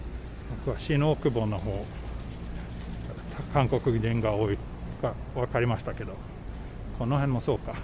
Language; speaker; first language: Japanese; non-native, learner; Swedish